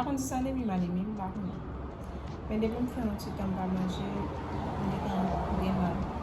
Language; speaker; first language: French; non-native, learner; Haitian Creole